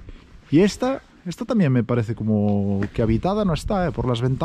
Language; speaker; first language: Spanish; native; Spanish